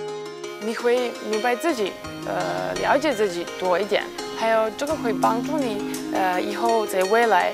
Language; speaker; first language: Chinese; non-native, fluent; Serbian